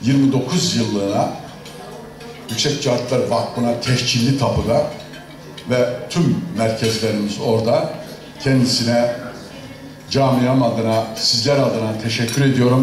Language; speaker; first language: Turkish; native; Turkish